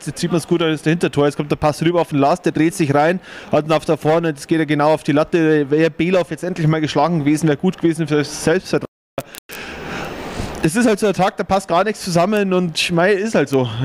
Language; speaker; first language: German; native; German